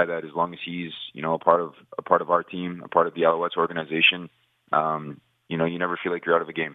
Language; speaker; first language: English; native; English